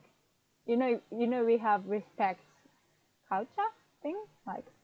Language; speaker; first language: English; non-native, fluent; Japanese